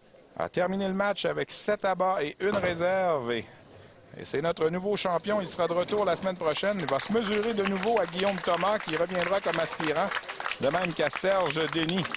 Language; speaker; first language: French; native; French